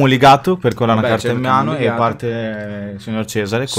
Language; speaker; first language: Italian; native; Italian